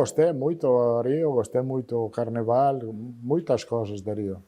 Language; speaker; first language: Portuguese; non-native, fluent; Italian